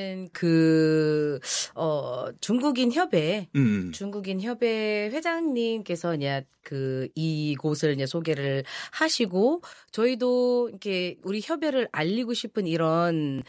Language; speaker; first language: Korean; non-native, fluent; Filipino